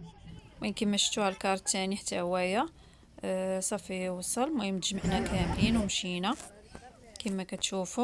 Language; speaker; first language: Arabic; native; Arabic